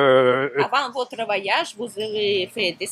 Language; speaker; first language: French; non-native, fluent; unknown